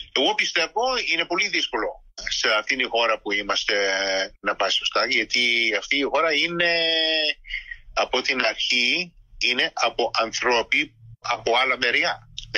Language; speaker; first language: Greek; early bilingual, heritage; Greek